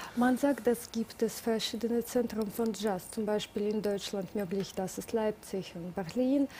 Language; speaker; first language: German; non-native, learner; Russian